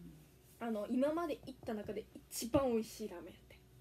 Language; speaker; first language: Japanese; native; Japanese